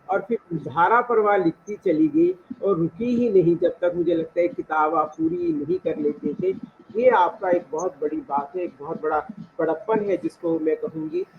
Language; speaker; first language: Hindi; native; Hindi